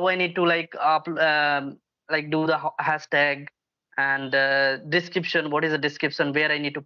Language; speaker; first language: English; non-native, local second language; Hindi